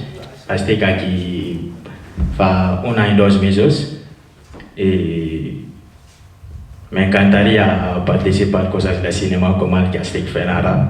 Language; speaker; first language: Spanish; non-native, fluent; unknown